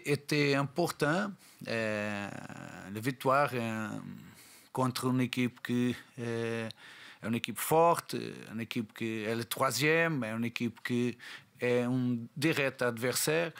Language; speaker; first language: French; non-native, learner; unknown